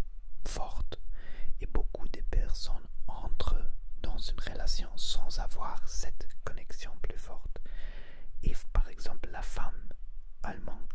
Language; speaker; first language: French; non-native, learner; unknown